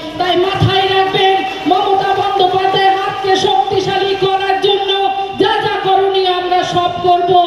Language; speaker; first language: Bangla; non-native, local second language; Santali